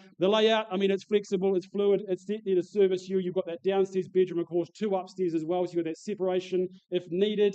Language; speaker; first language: English; native; English